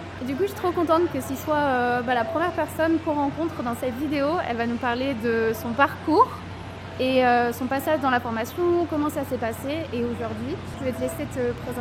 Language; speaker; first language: French; native; French